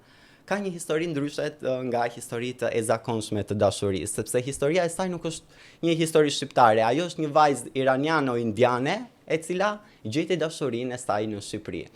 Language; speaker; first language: Albanian; native; Albanian